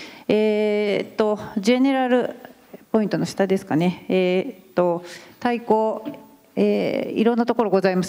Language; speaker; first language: Japanese; native; Japanese